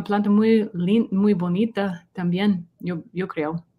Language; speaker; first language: Spanish; non-native, learner; English